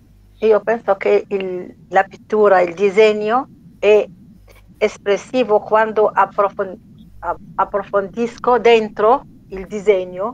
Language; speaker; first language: Italian; non-native, learner; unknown